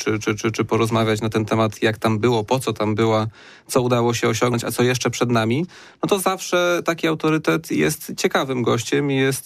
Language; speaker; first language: Polish; native; Polish